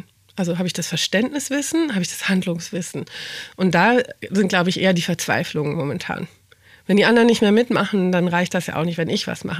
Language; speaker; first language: German; native; German